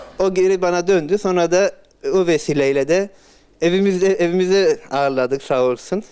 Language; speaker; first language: Turkish; early bilingual, heritage; Turkish